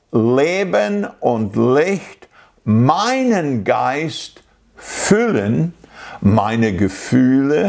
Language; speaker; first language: German; non-native, fluent; English